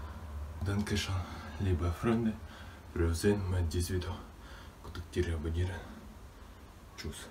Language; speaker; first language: German; non-native, learner; Russian